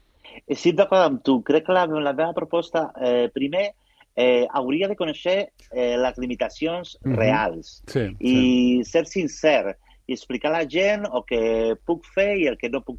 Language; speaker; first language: Catalan; non-native, local second language; Spanish